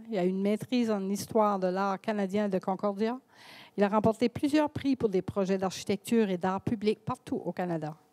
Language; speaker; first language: French; native; French